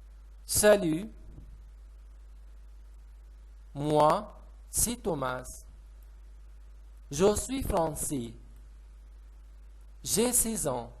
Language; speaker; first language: French; non-native, fluent; Arabic